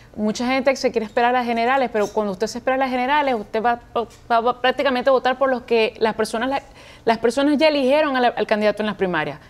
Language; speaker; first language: Spanish; native; Spanish